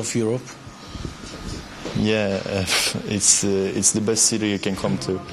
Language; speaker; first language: English; non-native, fluent; Swedish